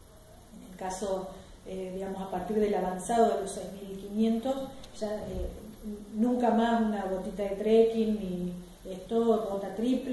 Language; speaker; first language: Spanish; native; Spanish